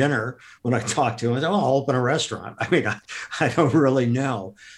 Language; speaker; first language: English; native; English